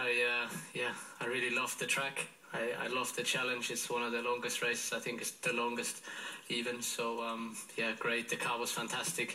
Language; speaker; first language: English; non-native, fluent; German